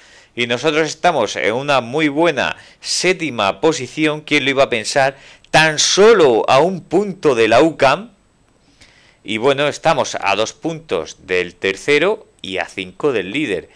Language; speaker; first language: Spanish; native; Spanish